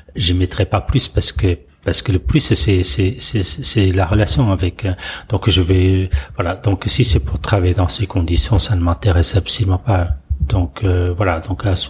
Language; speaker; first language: French; non-native, fluent; Portuguese